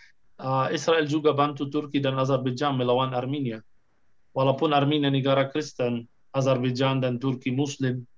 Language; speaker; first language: Indonesian; non-native, fluent; Arabic